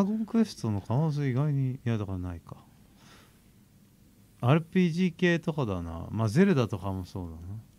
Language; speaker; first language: Japanese; native; Japanese